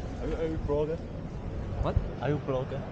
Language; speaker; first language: English; non-native, learner; Chinese